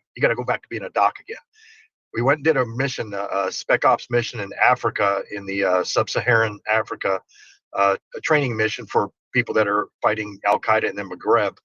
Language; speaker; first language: English; native; English